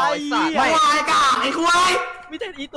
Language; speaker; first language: Thai; native; Thai